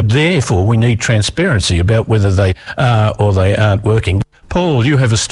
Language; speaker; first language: English; native; English